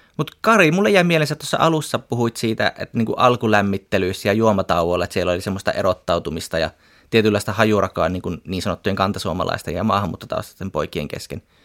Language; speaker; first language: Finnish; native; Finnish